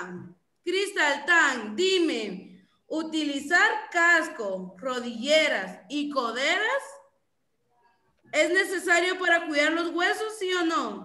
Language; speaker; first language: Spanish; native; Spanish